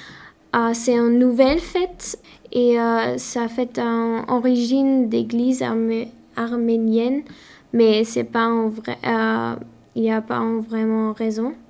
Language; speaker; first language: French; non-native, learner; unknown